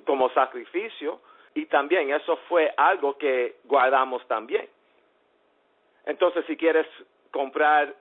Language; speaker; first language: Spanish; early bilingual, heritage; English